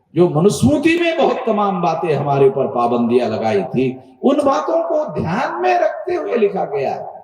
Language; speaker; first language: Hindi; non-native, local second language; Marathi